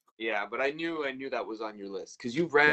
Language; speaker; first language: English; native; English